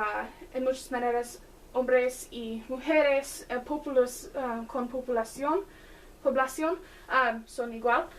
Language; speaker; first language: Spanish; non-native, learner; English